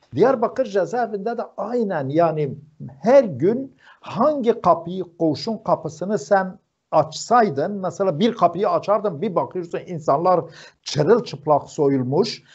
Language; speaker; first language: Turkish; non-native, local second language; Zaza